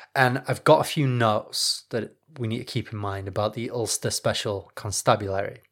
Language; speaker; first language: English; native; English